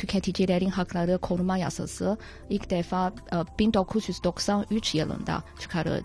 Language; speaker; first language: Turkish; non-native, fluent; Chinese